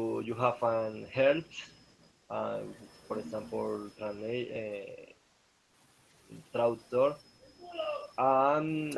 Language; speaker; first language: English; non-native, learner; Spanish